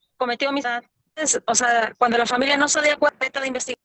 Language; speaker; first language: Spanish; native; Spanish